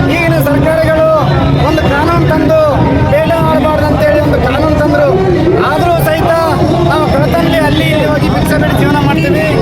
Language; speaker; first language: Kannada; non-native, local second language; Telugu